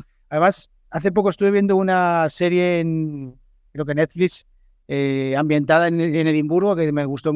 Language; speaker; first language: Spanish; native; Spanish